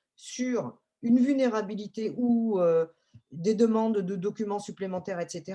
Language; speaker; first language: French; native; French